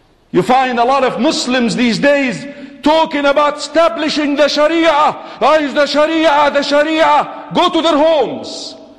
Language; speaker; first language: English; non-native, fluent; Arabic